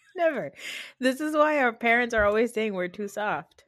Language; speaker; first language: English; early bilingual, other home language; Hindi